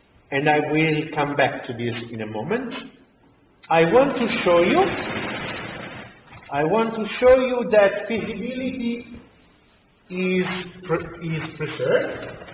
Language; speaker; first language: English; non-native, fluent; Italian